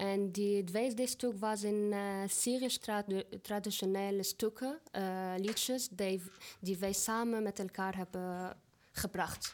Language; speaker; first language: Dutch; non-native, fluent; Arabic